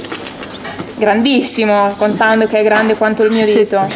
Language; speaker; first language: Italian; native; Italian